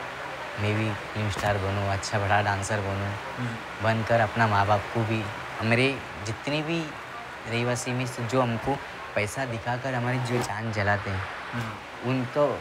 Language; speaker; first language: Hindi; native; Hindi